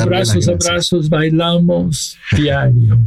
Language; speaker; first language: Spanish; non-native, fluent; English